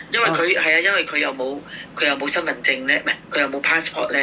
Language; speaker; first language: Cantonese; native; Cantonese